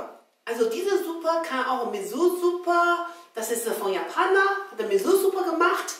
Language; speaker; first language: German; non-native, learner; Chinese